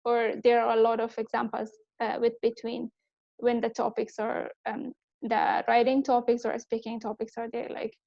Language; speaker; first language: English; non-native, fluent; Persian